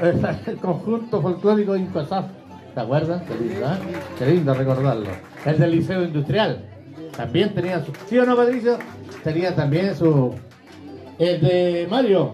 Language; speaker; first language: Spanish; native; Spanish